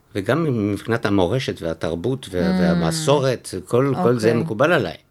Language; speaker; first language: Hebrew; non-native, fluent; French